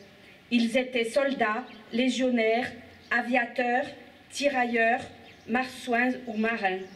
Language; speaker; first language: French; native; French